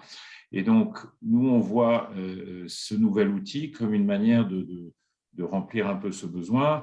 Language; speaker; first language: French; native; French